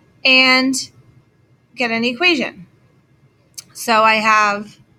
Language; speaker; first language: English; native; English